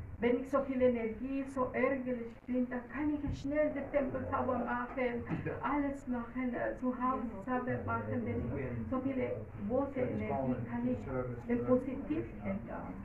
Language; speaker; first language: German; non-native, learner; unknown